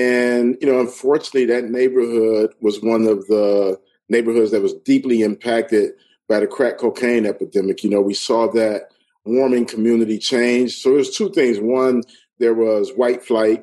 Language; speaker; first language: English; native; English